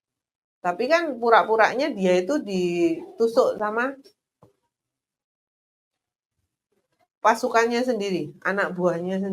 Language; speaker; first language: Indonesian; native; Indonesian